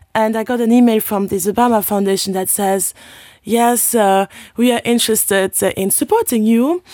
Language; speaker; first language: English; non-native, fluent; Luxembourgish